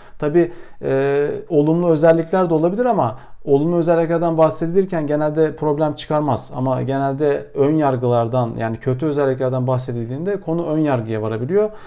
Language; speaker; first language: Turkish; native; Turkish